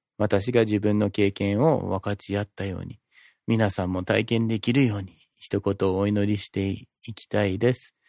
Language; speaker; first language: Japanese; non-native, fluent; English